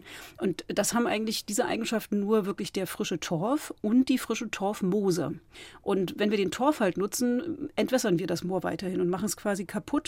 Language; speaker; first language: German; native; German